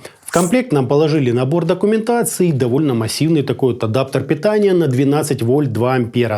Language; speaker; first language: Russian; native; Russian